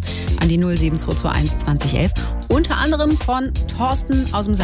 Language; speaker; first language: German; native; German